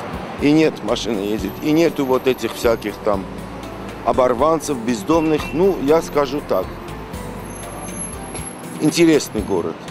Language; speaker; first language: Russian; non-native, local second language; Armenian